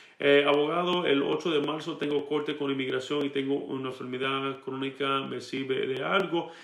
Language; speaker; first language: Spanish; early bilingual, heritage; Spanish